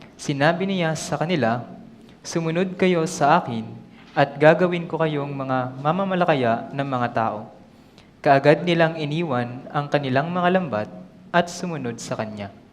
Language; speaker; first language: Filipino; native; Filipino